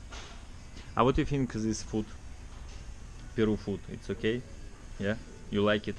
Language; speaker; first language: English; non-native, learner; Russian